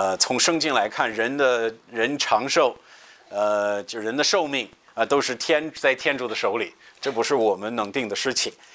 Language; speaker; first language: Chinese; non-native, fluent; English